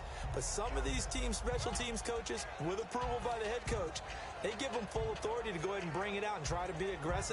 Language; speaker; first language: English; native; English